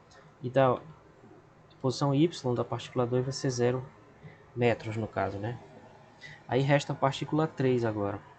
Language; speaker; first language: Portuguese; native; Portuguese